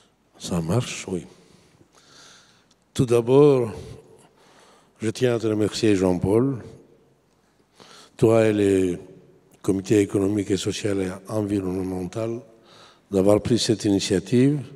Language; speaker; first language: French; non-native, fluent; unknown